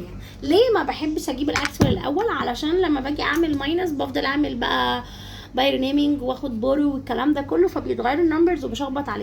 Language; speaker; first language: Arabic; native; Arabic